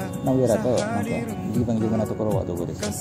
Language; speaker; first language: Japanese; non-native, fluent; Indonesian